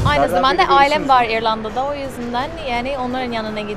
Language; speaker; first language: Turkish; non-native, learner; English